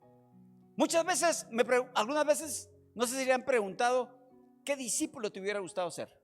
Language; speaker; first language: Spanish; native; Spanish